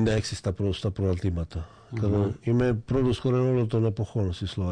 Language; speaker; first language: Greek; non-native, fluent; Slovak